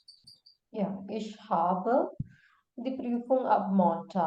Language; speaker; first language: German; non-native, fluent; Malayalam